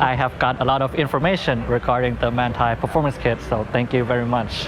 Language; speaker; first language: English; non-native, fluent; Thai